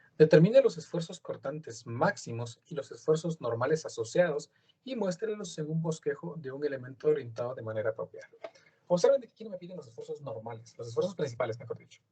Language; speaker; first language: Spanish; native; Spanish